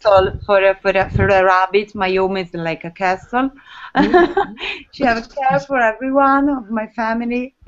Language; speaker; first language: English; non-native, learner; Italian